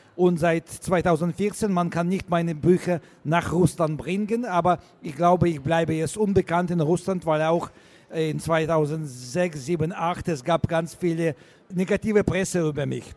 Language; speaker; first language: German; non-native, learner; Russian